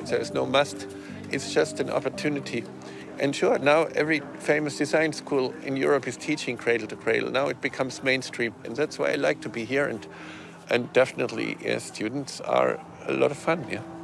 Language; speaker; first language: English; non-native, fluent; German